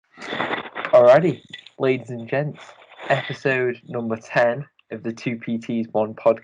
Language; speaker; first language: English; native; English